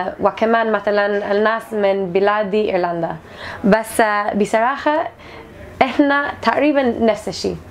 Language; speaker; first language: Arabic; non-native, learner; English